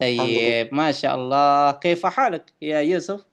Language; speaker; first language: Arabic; non-native, fluent; Indonesian